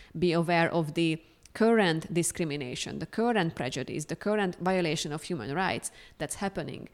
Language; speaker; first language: English; non-native, fluent; Hungarian